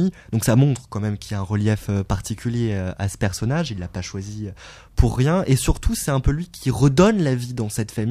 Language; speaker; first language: French; native; French